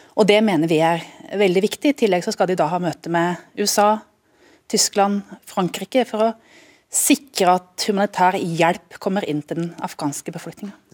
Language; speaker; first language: Norwegian; native; Norwegian